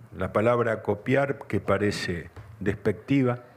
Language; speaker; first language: Spanish; native; Spanish